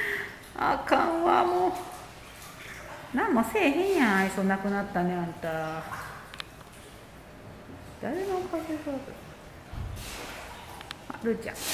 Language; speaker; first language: Japanese; native; Japanese